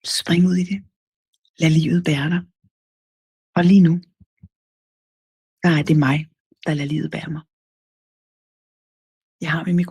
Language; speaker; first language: Danish; native; Danish